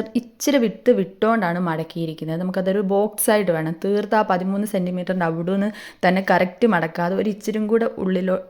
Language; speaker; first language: Malayalam; native; Malayalam